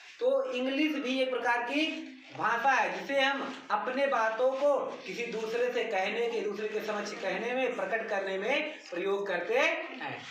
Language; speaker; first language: Hindi; native; Hindi